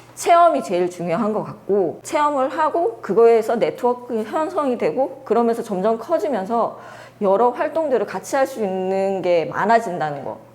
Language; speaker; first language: Korean; native; Korean